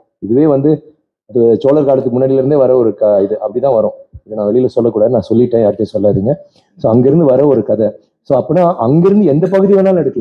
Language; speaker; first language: Tamil; native; Tamil